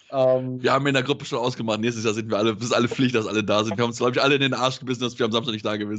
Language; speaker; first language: German; native; German